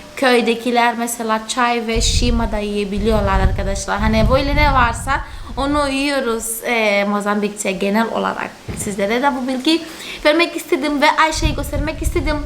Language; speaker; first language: Turkish; non-native, fluent; Portuguese